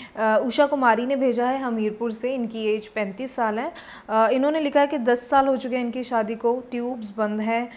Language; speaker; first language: Hindi; non-native, local second language; Punjabi